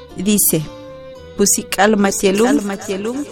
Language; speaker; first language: Spanish; non-native, local second language; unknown